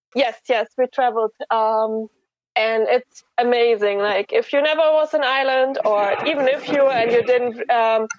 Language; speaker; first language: English; non-native, fluent; German